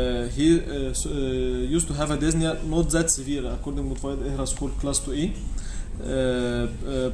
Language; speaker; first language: English; non-native, fluent; Arabic